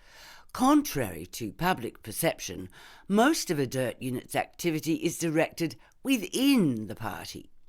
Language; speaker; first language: English; native; English